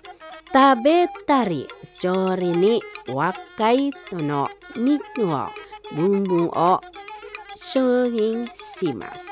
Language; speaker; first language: Japanese; non-native, fluent; Indonesian